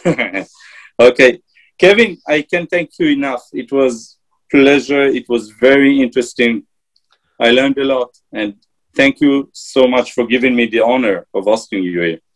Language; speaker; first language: English; non-native, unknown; Hebrew